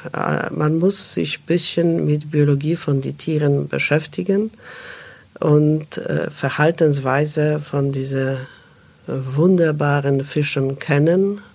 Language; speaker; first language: German; non-native, fluent; Polish